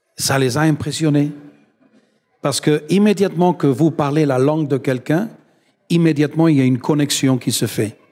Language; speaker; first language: French; non-native, fluent; Spanish